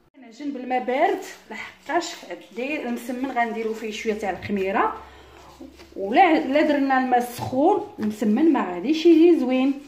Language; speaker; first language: Arabic; early bilingual, heritage; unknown